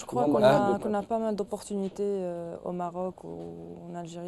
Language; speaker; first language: French; non-native, local second language; Arabic